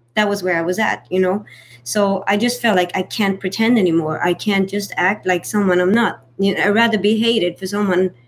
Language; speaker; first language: English; non-native, fluent; Swedish